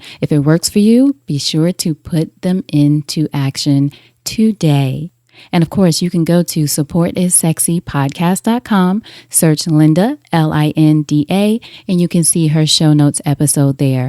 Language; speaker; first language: English; native; English